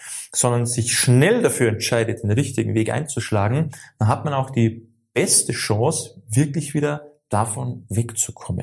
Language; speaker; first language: German; native; German